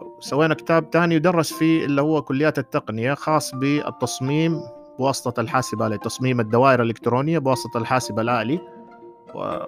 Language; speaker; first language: Arabic; native; Arabic